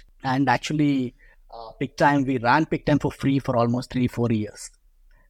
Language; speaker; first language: English; non-native, local second language; Telugu